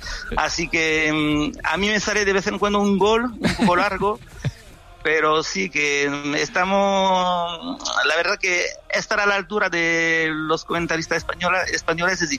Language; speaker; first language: Spanish; non-native, fluent; French